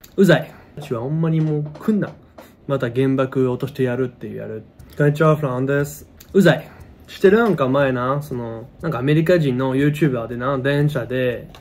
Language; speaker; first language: Japanese; non-native, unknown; French